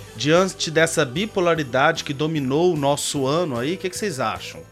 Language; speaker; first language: Portuguese; native; Portuguese